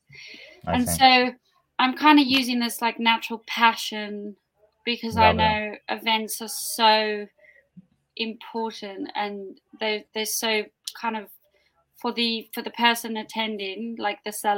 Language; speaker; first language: English; native; English